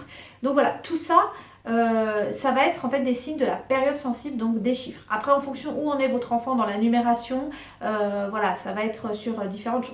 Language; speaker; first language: French; native; French